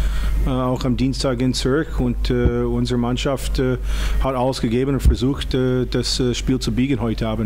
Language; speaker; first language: German; non-native, fluent; English